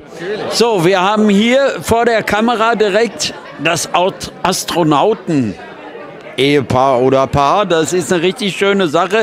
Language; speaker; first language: German; native; German